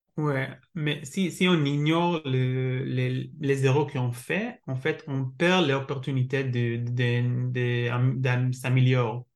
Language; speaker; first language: French; non-native, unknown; Hebrew